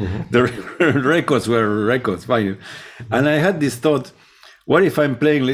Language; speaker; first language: English; non-native, fluent; Spanish